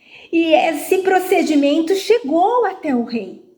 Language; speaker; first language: Portuguese; native; Portuguese